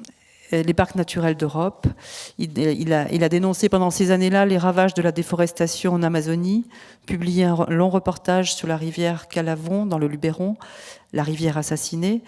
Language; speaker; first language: French; native; French